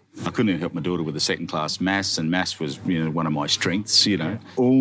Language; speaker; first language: English; native; English